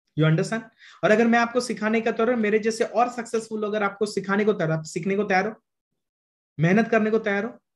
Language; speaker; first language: Hindi; non-native, local second language; Marathi